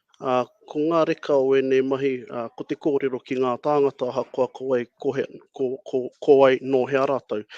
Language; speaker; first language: Māori; native; Māori